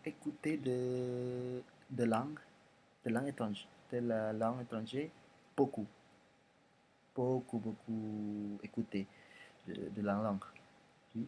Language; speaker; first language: French; non-native, learner; Indonesian